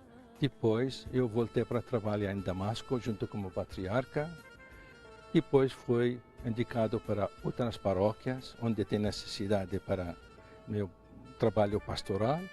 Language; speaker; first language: Portuguese; non-native, fluent; Arabic